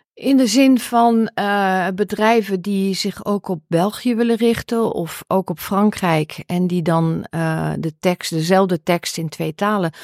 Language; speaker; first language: Dutch; early bilingual, heritage; Dutch